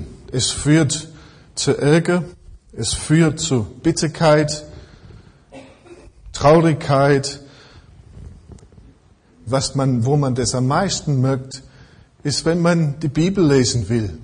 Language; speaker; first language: German; non-native, fluent; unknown